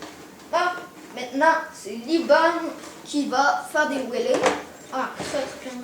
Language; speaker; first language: French; native; French